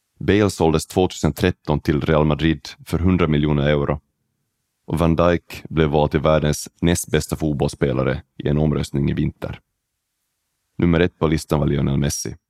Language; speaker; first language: Swedish; native; Swedish